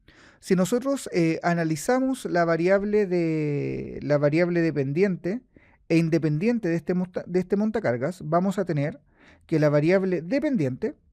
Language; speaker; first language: Spanish; native; Spanish